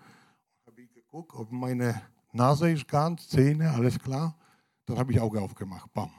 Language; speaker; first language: German; non-native, fluent; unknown